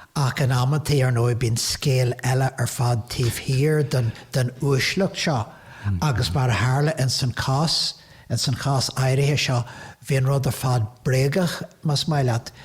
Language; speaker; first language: Irish; native; Irish